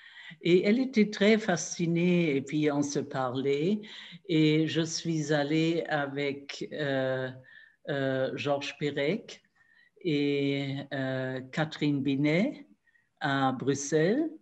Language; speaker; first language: French; non-native, fluent; German